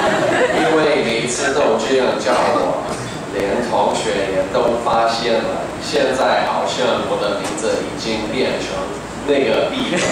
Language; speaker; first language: Chinese; non-native, fluent; English